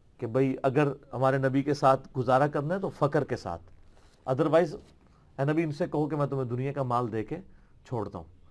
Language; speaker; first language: Urdu; non-native, local second language; Punjabi